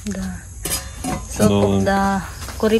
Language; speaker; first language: English; non-native, learner; Russian